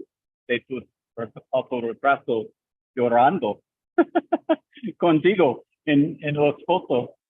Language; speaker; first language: Spanish; non-native, learner; English